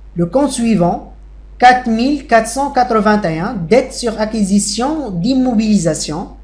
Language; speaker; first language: French; non-native, local second language; Arabic